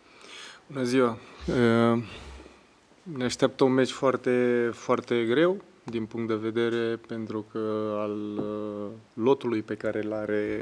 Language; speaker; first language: Romanian; non-native, fluent; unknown